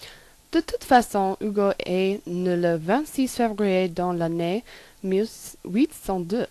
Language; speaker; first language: French; non-native, learner; English